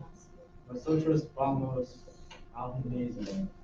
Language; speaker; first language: Spanish; non-native, learner; English